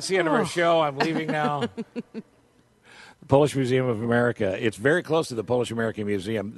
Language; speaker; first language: English; native; English